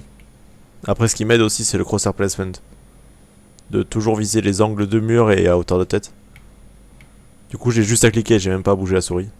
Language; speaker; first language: French; native; French